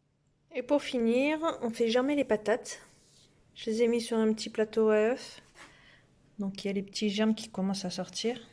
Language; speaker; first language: French; native; French